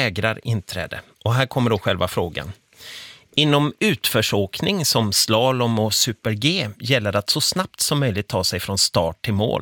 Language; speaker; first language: Swedish; native; Swedish